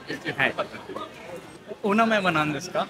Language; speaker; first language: Japanese; non-native, learner; Telugu